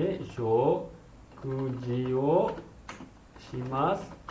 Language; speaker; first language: Japanese; non-native, learner; Malay